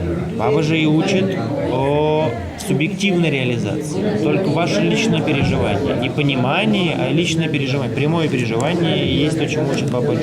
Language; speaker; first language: Russian; native; Russian